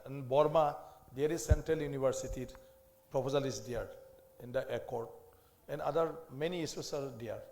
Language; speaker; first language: English; non-native, local second language; Assamese